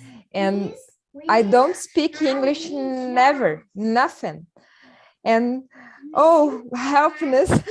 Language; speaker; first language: English; non-native, learner; Portuguese